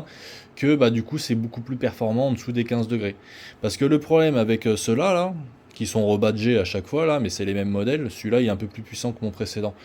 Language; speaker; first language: French; native; French